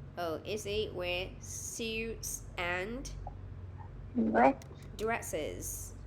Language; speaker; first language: English; non-native, fluent; Vietnamese